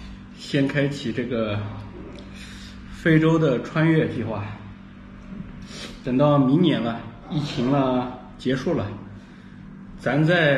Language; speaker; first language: Chinese; native; Chinese